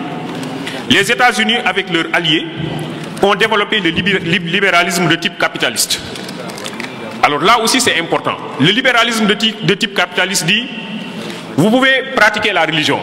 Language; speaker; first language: French; non-native, local second language; Wolof